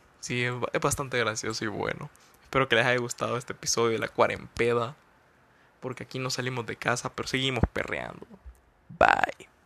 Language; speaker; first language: Spanish; native; Spanish